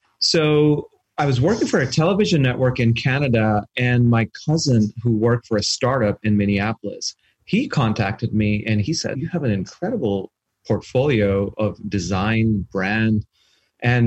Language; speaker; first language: English; non-native, local second language; Urdu